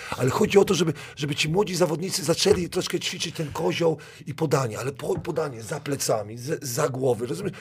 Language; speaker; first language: Polish; native; Polish